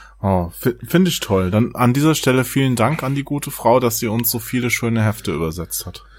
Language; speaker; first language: German; native; German